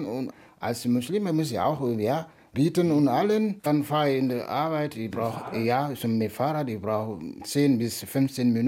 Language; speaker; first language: German; non-native, learner; Wolof